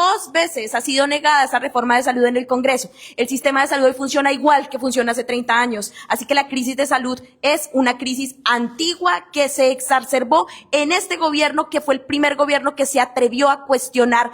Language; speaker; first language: Spanish; native; Spanish